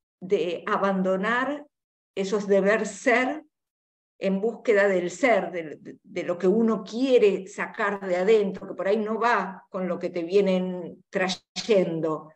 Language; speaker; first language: Spanish; native; Spanish